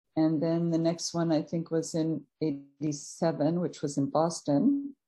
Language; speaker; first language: English; native; English